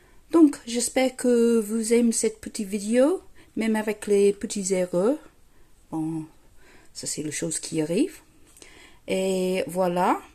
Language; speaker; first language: French; non-native, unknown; English